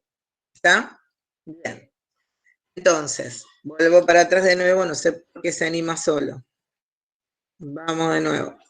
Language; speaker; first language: Spanish; native; Spanish